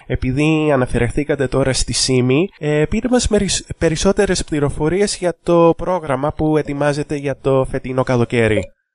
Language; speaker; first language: Greek; early bilingual, heritage; Greek